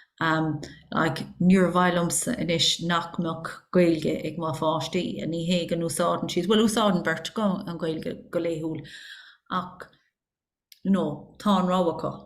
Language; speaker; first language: Irish; non-native, local second language; English